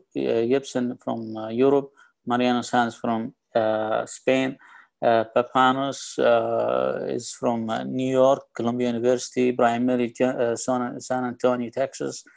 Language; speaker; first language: English; non-native, fluent; Arabic